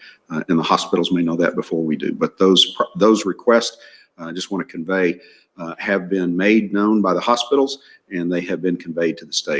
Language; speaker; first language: English; native; English